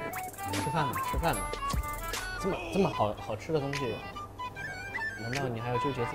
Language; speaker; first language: Chinese; native; Chinese